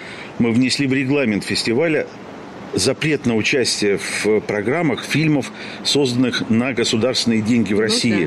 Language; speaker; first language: Russian; native; Russian